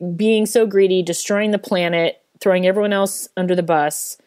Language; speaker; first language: English; native; English